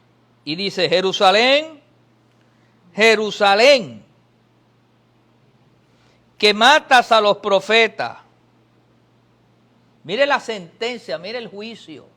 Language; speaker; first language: Spanish; native; Spanish